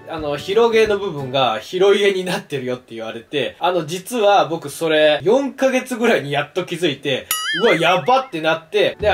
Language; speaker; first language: Japanese; native; Japanese